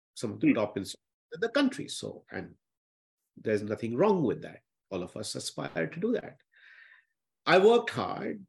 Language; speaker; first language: English; non-native, local second language; Hindi